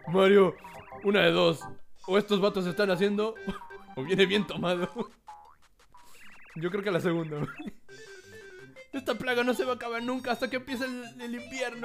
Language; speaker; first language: Spanish; native; Spanish